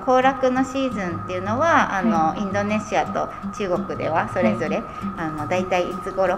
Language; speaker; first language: Japanese; native; Japanese